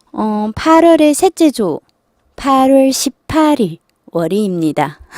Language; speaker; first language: Korean; non-native, fluent; Chinese